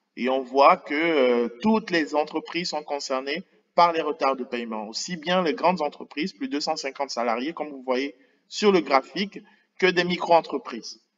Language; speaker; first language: French; native; French